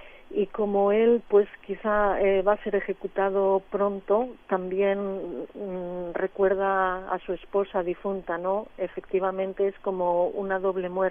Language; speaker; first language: Spanish; native; Spanish